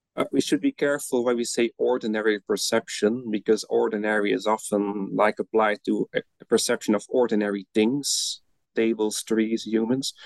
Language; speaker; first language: English; non-native, fluent; Dutch